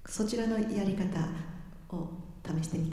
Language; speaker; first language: Japanese; native; Japanese